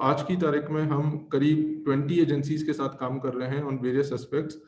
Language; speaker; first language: Hindi; native; Hindi